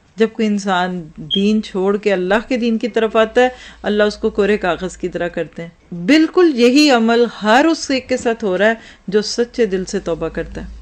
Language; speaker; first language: Urdu; native; Urdu